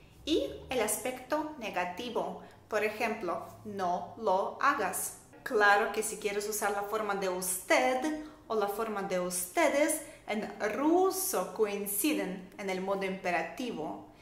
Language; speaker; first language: Spanish; non-native, fluent; Russian